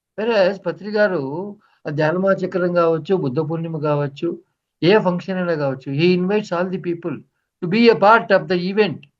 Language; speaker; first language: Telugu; native; Telugu